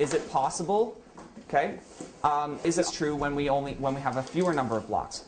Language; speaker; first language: English; native; English